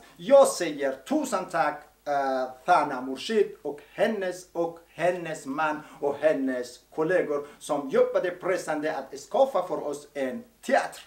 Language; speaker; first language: Swedish; non-native, learner; Persian